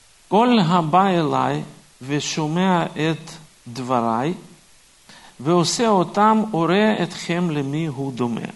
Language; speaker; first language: Hebrew; non-native, fluent; Russian